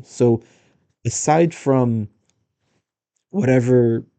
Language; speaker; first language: English; native; English